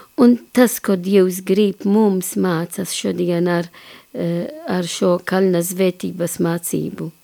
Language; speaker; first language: Latvian; non-native, fluent; Maltese